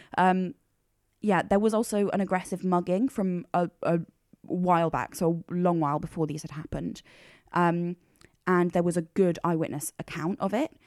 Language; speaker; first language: English; native; English